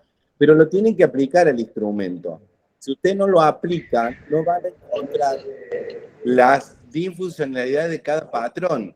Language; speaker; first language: Spanish; native; Spanish